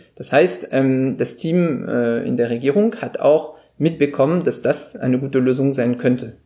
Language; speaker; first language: German; non-native, fluent; French